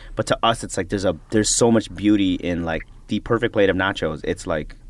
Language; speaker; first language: English; native; English